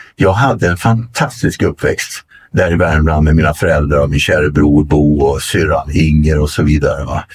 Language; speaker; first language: Swedish; native; Swedish